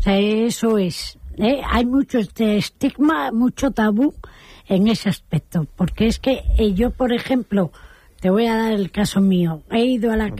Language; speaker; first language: Spanish; native; Spanish